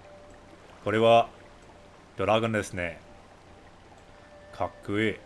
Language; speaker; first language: Japanese; non-native, fluent; English